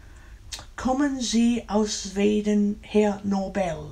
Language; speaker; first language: German; non-native, learner; English